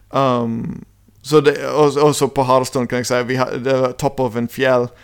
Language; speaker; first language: Norwegian; non-native, fluent; English